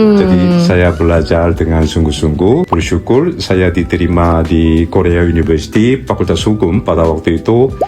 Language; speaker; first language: Indonesian; non-native, fluent; Korean